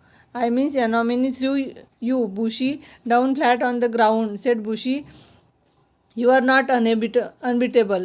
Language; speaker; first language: English; non-native, local second language; Marathi